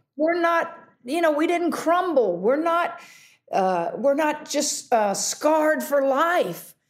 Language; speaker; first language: English; native; English